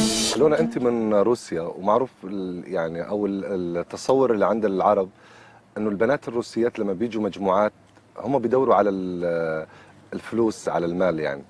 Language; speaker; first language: Arabic; native; Arabic